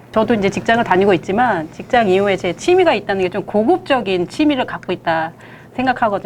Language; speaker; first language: Korean; native; Korean